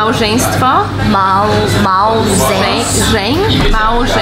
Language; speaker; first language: Polish; early bilingual, heritage; Polish